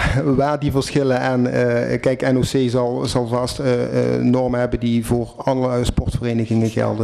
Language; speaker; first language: Dutch; native; Dutch